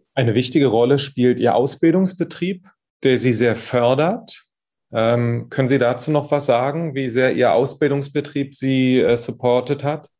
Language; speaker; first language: German; native; German